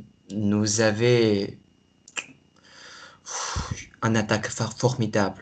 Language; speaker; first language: French; non-native, fluent; Chinese